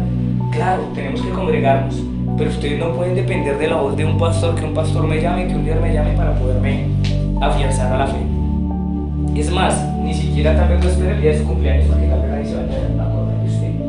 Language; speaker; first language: Spanish; native; Spanish